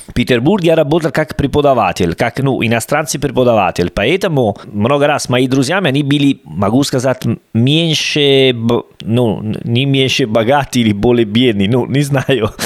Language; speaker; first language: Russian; non-native, learner; Italian